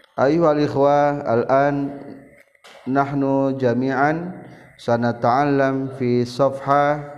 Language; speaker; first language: Arabic; non-native, fluent; Indonesian